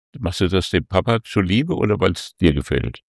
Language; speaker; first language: German; native; German